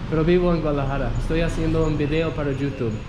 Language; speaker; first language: Spanish; non-native, learner; English